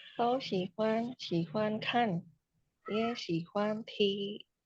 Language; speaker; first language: Chinese; non-native, learner; Indonesian